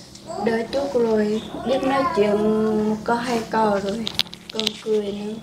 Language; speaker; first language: Vietnamese; non-native, local second language; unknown